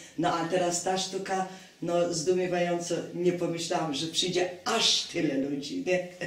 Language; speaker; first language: Polish; non-native, local second language; Kashubian